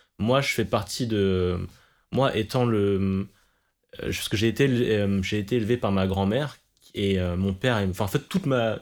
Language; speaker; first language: French; early bilingual, other home language; Cantonese